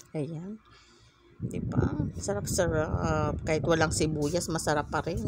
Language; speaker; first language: Filipino; native; Filipino